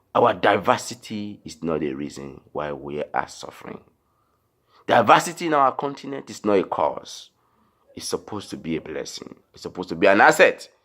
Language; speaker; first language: English; non-native, local second language; Yoruba